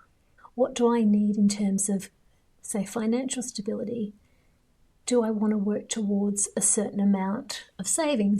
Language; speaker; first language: English; native; English